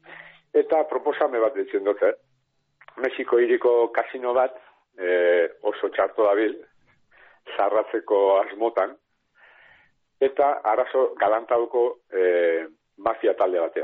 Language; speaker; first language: Basque; native; Basque